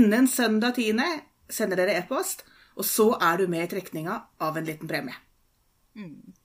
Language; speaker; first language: Norwegian; native; Norwegian